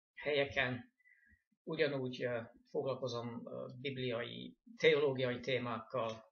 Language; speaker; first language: Hungarian; non-native, fluent; English